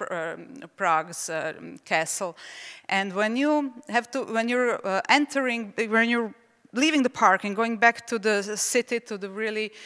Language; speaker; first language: English; non-native, fluent; Czech